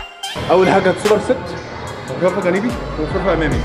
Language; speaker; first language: Arabic; native; Arabic